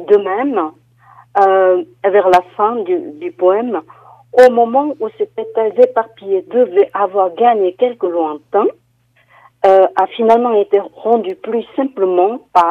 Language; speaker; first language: French; non-native, fluent; Korean